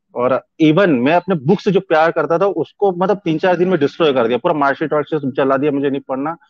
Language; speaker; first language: Hindi; native; Hindi